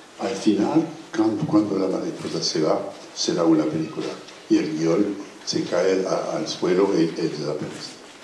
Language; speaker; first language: Spanish; non-native, fluent; French